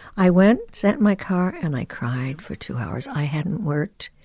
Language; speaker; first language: English; early bilingual, other home language; Spanish